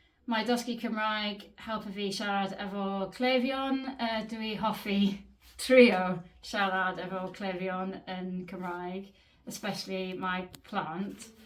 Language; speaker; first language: Welsh; non-native, learner; English